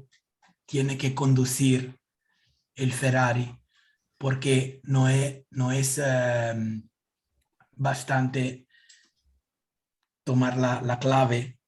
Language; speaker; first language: Spanish; non-native, learner; Italian